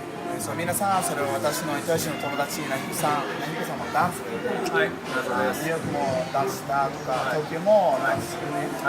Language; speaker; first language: Japanese; non-native, learner; English